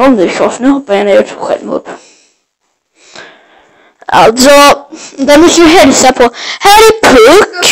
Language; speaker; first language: Swedish; native; Swedish